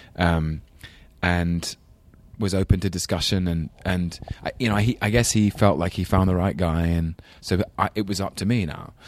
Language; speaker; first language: English; native; English